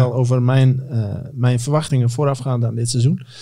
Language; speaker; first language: Dutch; native; Dutch